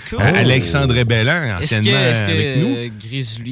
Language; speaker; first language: French; native; French